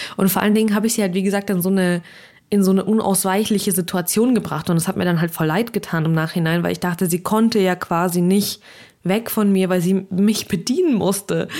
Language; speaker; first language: German; early bilingual, other home language; Russian